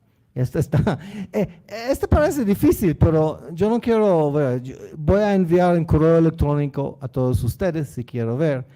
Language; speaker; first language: Spanish; non-native, learner; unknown